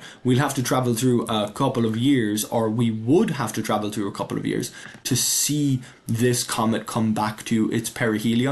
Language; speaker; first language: English; native; English